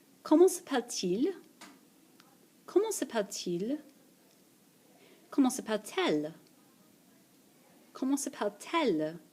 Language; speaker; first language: French; non-native, fluent; English